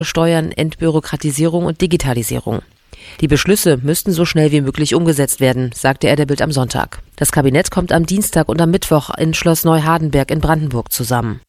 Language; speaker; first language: German; native; German